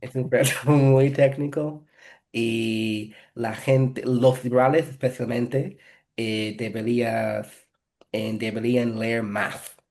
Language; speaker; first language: Spanish; non-native, fluent; English